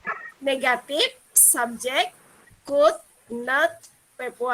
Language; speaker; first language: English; non-native, learner; Indonesian